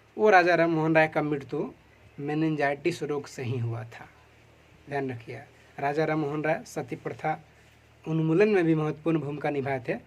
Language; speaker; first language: Hindi; native; Hindi